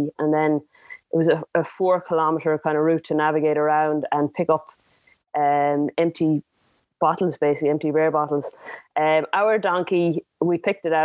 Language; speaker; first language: English; native; English